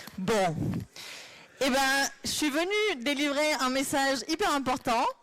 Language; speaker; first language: French; non-native, fluent; Spanish